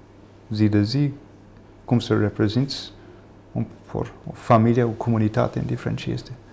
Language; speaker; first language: Romanian; non-native, fluent; English